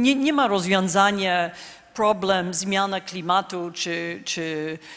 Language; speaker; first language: Polish; non-native, fluent; English